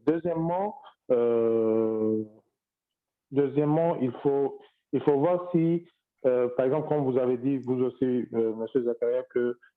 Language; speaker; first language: French; non-native, fluent; Arabic